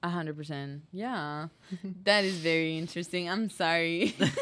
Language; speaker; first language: English; non-native, fluent; Spanish